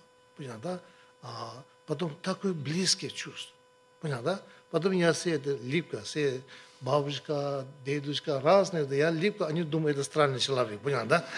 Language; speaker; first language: Russian; non-native, learner; Tibetan